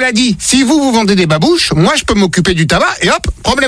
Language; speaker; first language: French; native; French